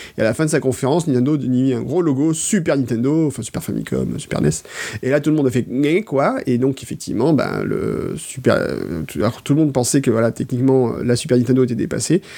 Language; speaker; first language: French; native; French